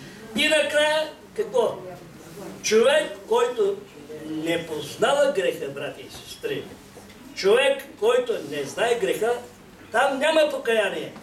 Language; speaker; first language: Bulgarian; non-native, local second language; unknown